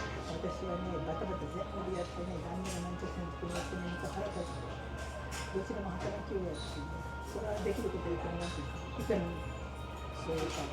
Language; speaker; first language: Japanese; native; Japanese